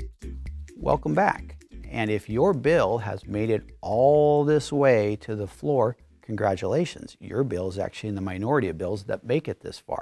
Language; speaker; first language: English; native; English